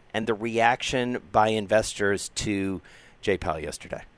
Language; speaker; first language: English; native; English